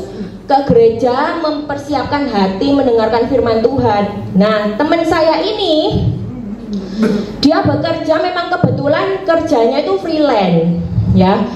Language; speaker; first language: Indonesian; native; Indonesian